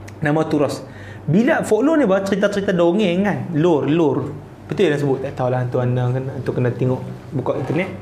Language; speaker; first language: Malay; native; Malay